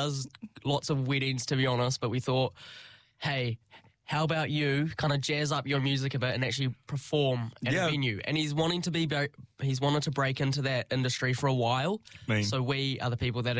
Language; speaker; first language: English; native; English